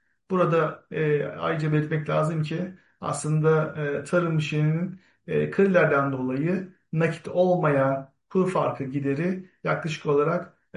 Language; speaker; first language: Turkish; native; Turkish